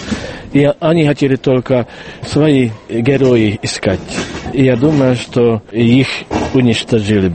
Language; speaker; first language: Russian; non-native, learner; Hungarian